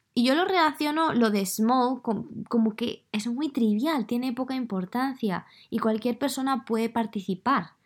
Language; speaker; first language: Spanish; native; Spanish